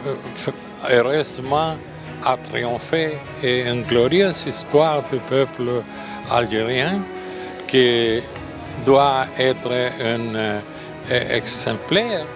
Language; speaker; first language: French; non-native, fluent; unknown